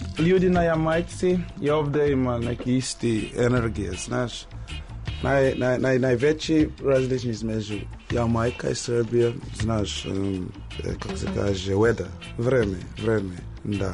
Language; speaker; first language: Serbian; non-native, learner; English